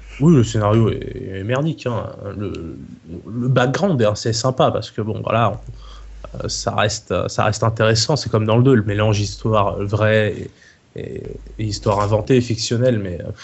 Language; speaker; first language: French; native; French